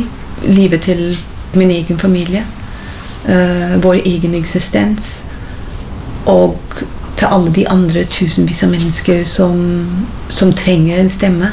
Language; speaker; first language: Norwegian; non-native, fluent; English